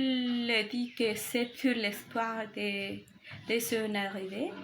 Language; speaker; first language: French; non-native, learner; Spanish